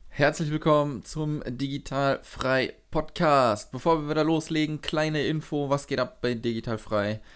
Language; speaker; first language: German; native; German